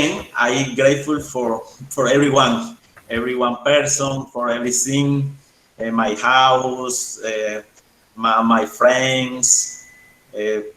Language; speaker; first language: English; non-native, learner; Spanish